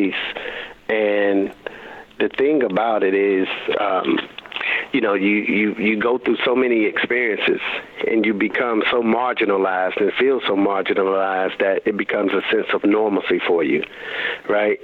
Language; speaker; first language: English; native; English